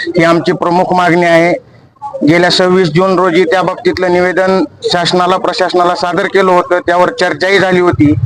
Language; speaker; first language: Marathi; native; Marathi